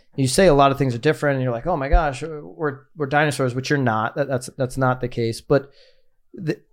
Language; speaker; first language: English; native; English